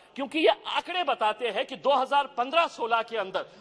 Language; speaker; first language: Hindi; non-native, local second language; Urdu